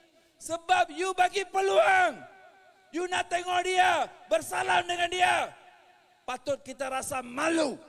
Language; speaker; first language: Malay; non-native, local second language; Tamil